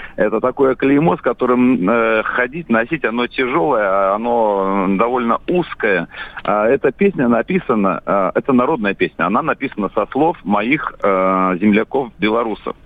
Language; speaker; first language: Russian; native; Russian